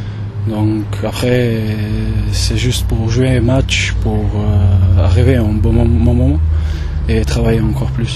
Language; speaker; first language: French; non-native, fluent; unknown